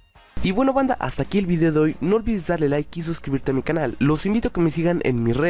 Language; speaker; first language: Spanish; native; Spanish